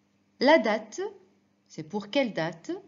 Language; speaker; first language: French; non-native, fluent; Arabic